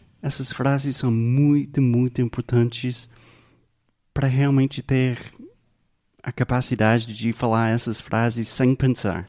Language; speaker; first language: Portuguese; non-native, fluent; English